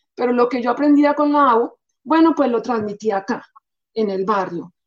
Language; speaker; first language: Spanish; native; Spanish